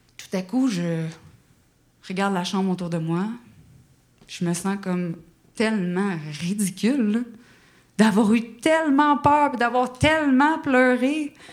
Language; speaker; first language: French; native; French